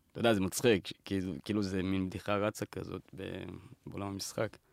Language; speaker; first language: Hebrew; native; Hebrew